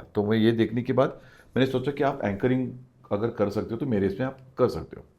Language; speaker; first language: Hindi; non-native, local second language; Marathi